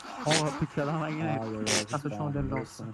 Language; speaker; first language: Italian; native; Italian